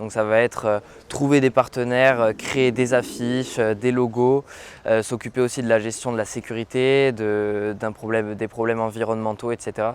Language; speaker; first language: French; native; French